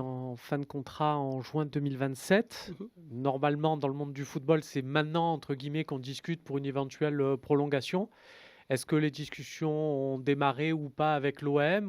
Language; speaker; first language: French; native; French